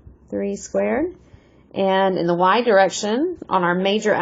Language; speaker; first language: English; native; English